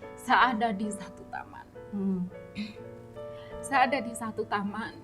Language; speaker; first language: Indonesian; non-native, local second language; Javanese